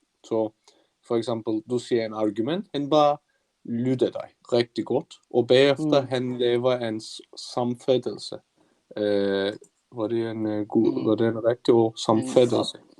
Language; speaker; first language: Danish; non-native, learner; Turkish